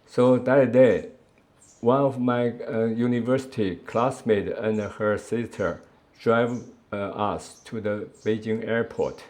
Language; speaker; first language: English; non-native, learner; Chinese